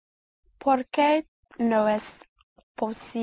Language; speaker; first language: Spanish; non-native, learner; English